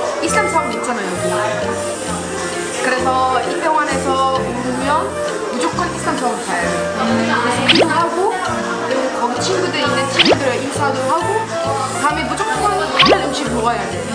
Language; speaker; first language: Korean; non-native, learner; Portuguese